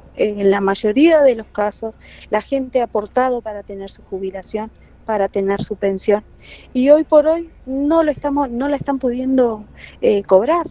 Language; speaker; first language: Spanish; native; Spanish